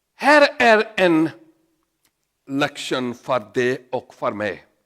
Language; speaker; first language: Swedish; non-native, learner; Urdu